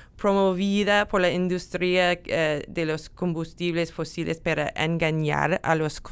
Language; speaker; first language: Spanish; non-native, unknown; English